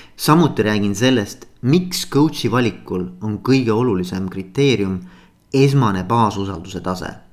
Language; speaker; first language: Estonian; native; Estonian